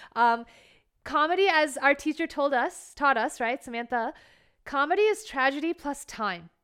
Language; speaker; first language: English; early bilingual, other home language; Bangla